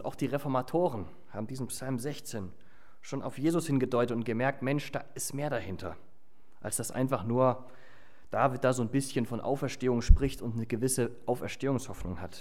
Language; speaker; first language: German; native; German